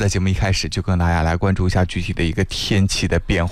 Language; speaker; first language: Chinese; native; Chinese